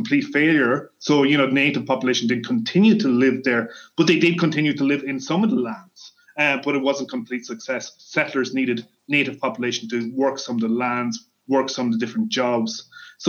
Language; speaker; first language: English; native; English